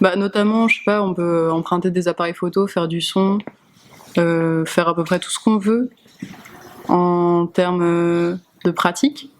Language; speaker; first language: French; native; French